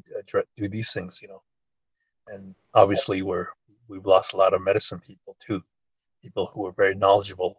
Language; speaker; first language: English; early bilingual, other home language; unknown